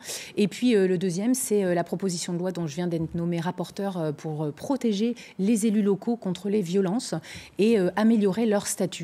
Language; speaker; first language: French; native; French